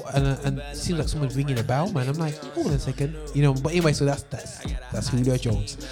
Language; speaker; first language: English; native; English